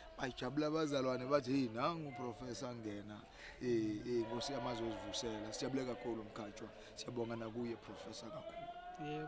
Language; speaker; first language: Zulu; non-native, local second language; Swati